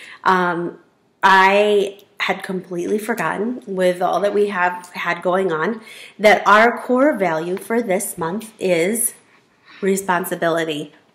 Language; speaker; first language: English; native; English